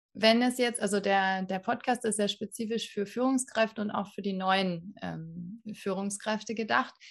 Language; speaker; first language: German; native; German